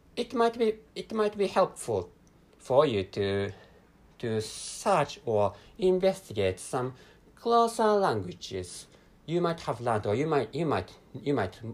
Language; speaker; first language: English; non-native, fluent; Japanese